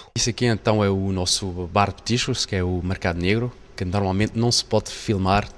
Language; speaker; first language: Portuguese; non-native, fluent; Dutch